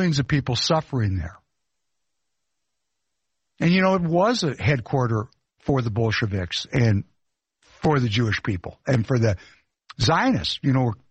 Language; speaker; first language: English; non-native, fluent; Russian